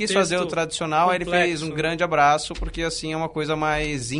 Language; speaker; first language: Portuguese; native; Portuguese